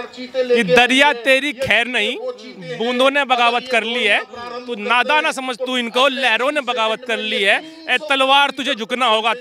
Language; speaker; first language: Hindi; native; Hindi